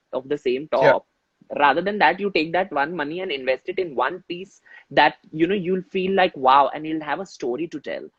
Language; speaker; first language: English; non-native, local second language; Hindi